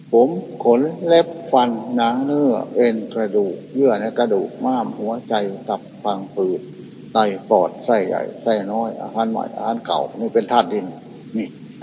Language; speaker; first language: Thai; native; Thai